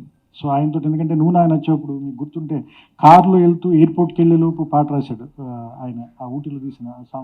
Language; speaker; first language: Telugu; native; Telugu